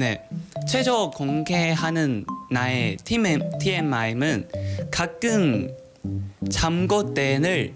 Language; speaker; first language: Korean; non-native, learner; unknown